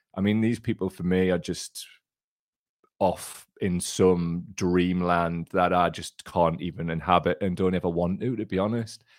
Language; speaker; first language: English; native; English